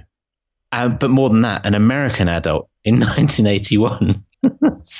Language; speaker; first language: English; native; English